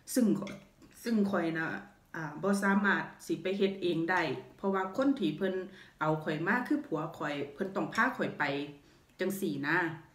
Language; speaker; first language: Thai; native; Thai